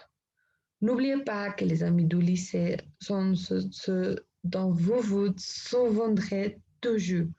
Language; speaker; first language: French; non-native, learner; Spanish